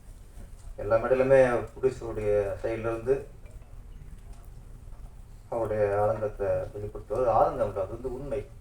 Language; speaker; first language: Tamil; native; Tamil